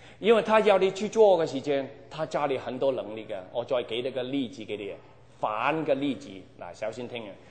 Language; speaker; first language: Chinese; non-native, local second language; Cantonese